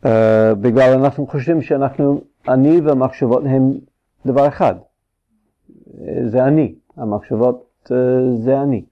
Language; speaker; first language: Hebrew; non-native, fluent; English